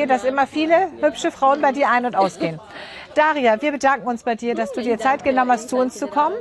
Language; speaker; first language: German; native; German